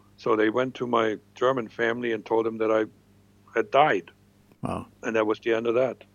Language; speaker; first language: English; non-native, fluent; German